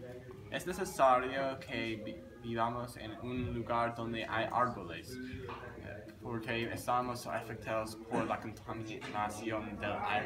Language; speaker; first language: Spanish; non-native, learner; English